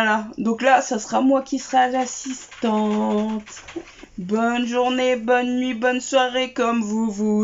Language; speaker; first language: French; native; French